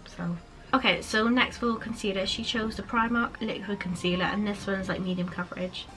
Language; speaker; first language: English; native; English